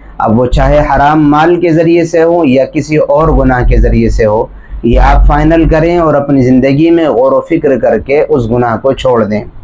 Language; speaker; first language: Hindi; native; Hindi